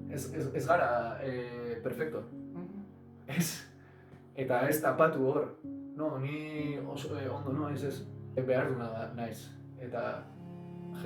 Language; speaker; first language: Basque; non-native, learner; Spanish